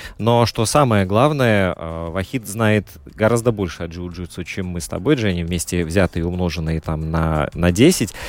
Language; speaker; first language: Russian; native; Russian